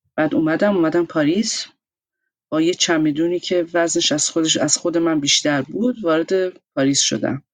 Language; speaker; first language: Persian; native; Persian